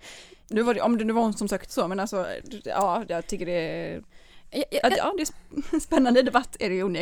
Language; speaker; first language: Swedish; native; Swedish